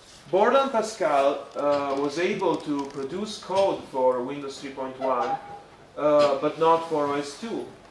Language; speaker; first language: English; non-native, fluent; Italian